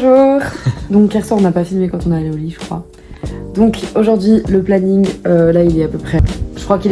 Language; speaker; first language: French; native; French